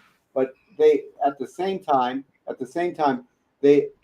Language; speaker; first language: English; native; English